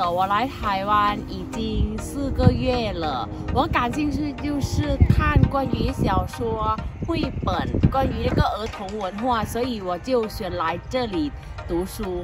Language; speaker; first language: Chinese; non-native, learner; Thai